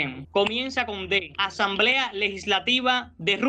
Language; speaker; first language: Spanish; native; Spanish